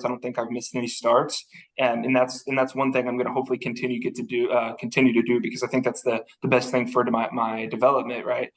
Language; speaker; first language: English; native; English